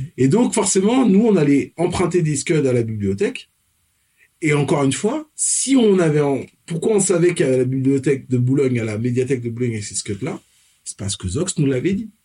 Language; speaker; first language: French; early bilingual, other home language; Fon